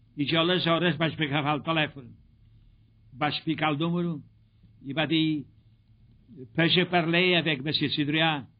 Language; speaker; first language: Catalan; native; Catalan